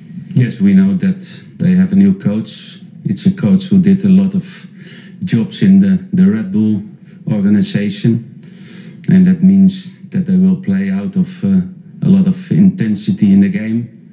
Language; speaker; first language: English; non-native, fluent; Dutch